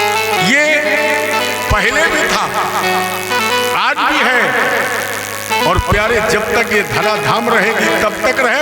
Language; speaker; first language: Hindi; native; Hindi